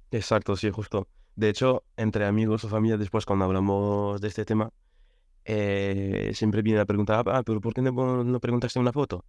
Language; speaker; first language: Spanish; non-native, fluent; French